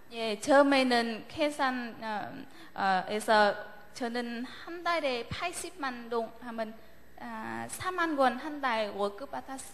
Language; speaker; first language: Korean; non-native, learner; Vietnamese